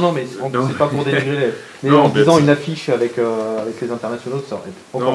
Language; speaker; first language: French; native; French